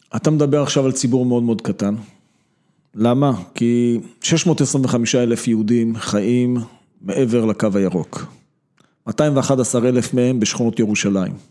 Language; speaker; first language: Hebrew; native; Hebrew